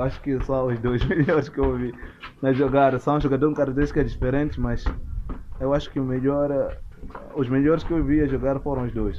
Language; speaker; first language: Portuguese; non-native, local second language; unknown